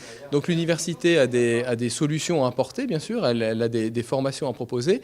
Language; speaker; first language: French; native; French